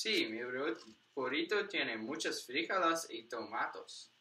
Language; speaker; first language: Spanish; non-native, learner; English